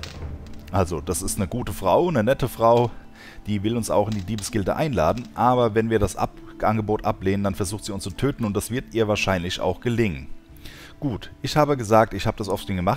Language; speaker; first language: German; native; German